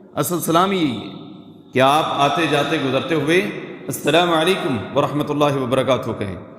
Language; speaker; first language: Urdu; non-native, local second language; Punjabi